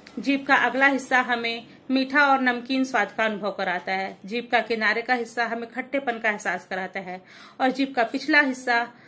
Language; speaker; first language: Hindi; native; Hindi